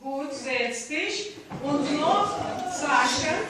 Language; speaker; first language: German; non-native, fluent; Russian